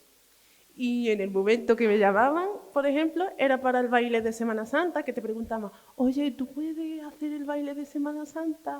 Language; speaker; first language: Spanish; early bilingual, other home language; Arabic